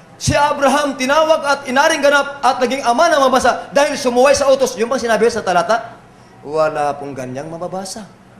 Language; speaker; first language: Filipino; native; Filipino